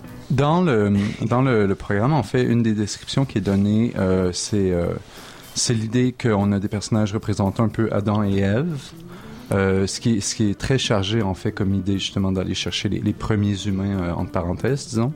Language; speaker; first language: French; non-native, fluent; English